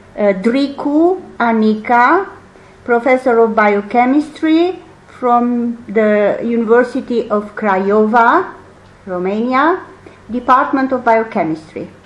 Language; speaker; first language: English; non-native, fluent; Romanian